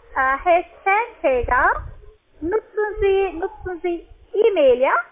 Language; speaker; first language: German; non-native, learner; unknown